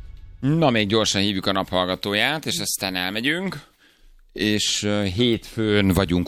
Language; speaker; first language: Hungarian; native; Hungarian